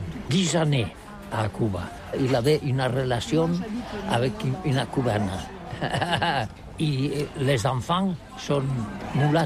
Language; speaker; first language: French; non-native, learner; Catalan